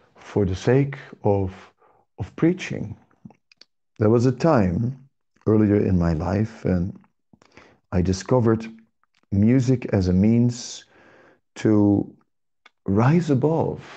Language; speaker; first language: English; non-native, fluent; Dutch